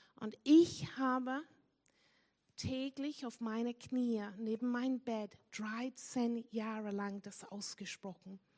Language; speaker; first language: German; non-native, fluent; English